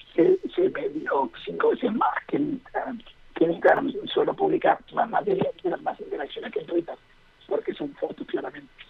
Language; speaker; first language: Spanish; native; Spanish